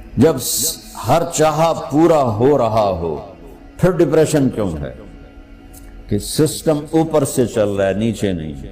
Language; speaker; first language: Urdu; non-native, local second language; Punjabi